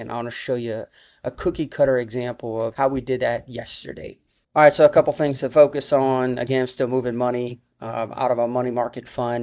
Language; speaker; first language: English; native; English